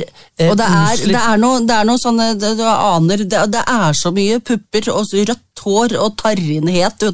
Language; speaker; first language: Norwegian; native; Norwegian